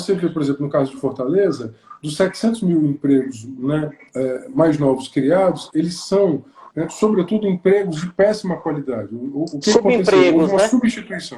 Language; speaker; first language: Portuguese; native; Portuguese